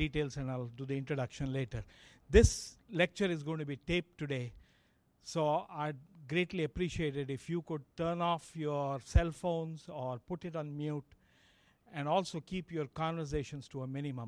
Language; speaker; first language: English; non-native, local second language; Kannada